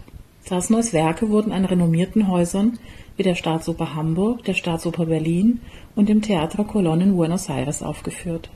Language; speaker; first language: German; native; German